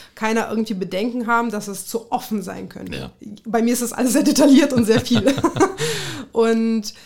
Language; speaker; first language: German; early bilingual, other home language; Russian